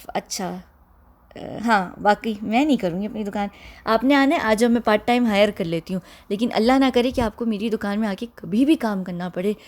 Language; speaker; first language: Urdu; early bilingual, heritage; Hindi